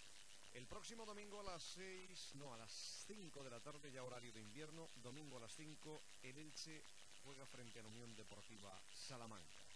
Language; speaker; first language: Spanish; native; Spanish